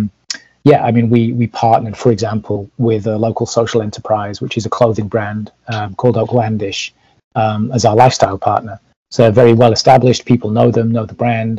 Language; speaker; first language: English; native; English